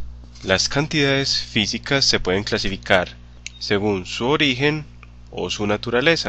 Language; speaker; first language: Spanish; native; Spanish